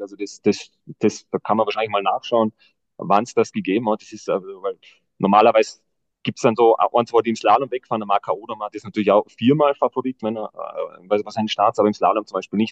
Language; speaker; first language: German; native; German